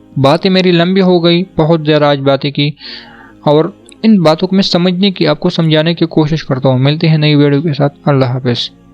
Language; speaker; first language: Urdu; non-native, local second language; Pashto